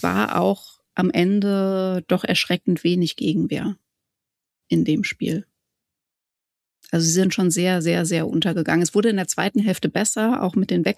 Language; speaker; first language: German; native; German